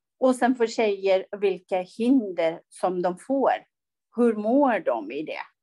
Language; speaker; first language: Swedish; non-native, fluent; Persian